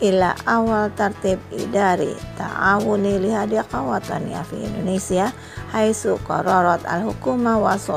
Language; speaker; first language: Arabic; non-native, fluent; Indonesian